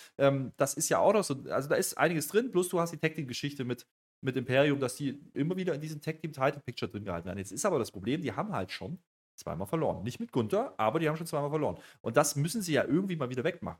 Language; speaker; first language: German; native; German